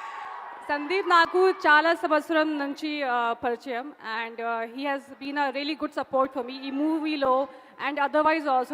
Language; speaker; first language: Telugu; non-native, fluent; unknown